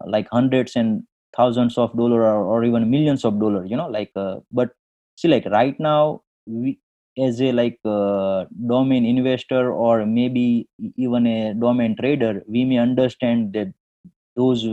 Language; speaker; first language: English; non-native, local second language; Gujarati